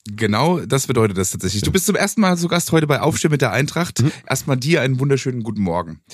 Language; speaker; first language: German; native; German